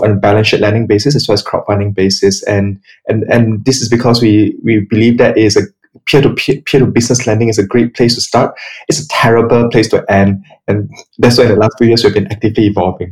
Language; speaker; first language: English; non-native, local second language; Chinese